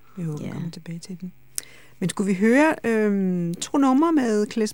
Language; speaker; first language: Danish; native; Danish